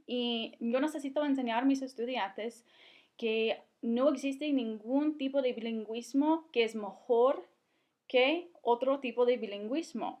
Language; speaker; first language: Spanish; non-native, fluent; English